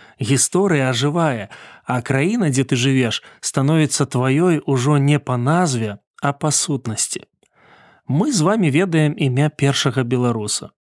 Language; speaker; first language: Belarusian; native; Belarusian